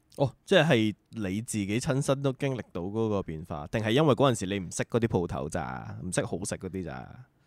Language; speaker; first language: Cantonese; native; Cantonese